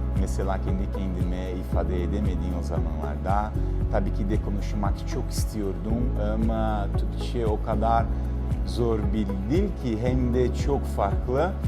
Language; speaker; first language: Turkish; non-native, learner; Portuguese